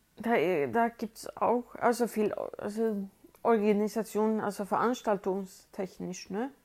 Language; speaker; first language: German; non-native, fluent; Swedish